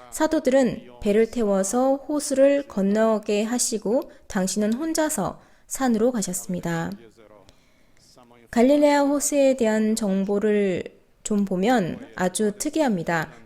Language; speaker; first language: Korean; native; Korean